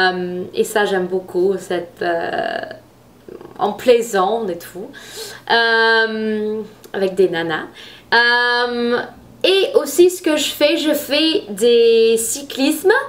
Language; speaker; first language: French; non-native, fluent; English